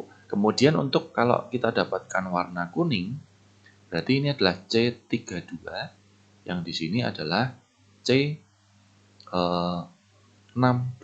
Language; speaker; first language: Indonesian; native; Indonesian